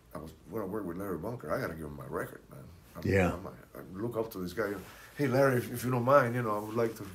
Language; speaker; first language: English; early bilingual, other home language; Spanish